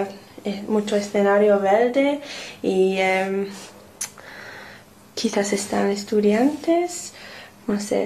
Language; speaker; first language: Spanish; non-native, learner; English